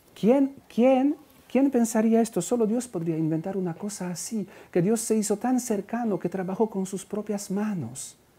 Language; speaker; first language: Spanish; non-native, fluent; Polish